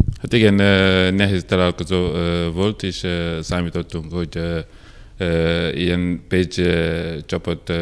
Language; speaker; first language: Hungarian; non-native, learner; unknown